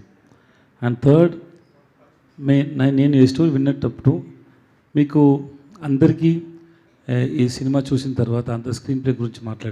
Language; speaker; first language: Telugu; non-native, learner; Tamil